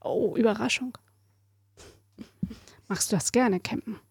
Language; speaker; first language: German; native; German